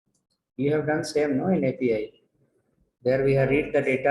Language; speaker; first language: English; non-native, local second language; Telugu